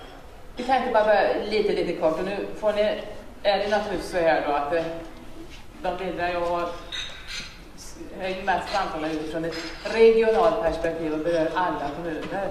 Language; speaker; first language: Swedish; native; Swedish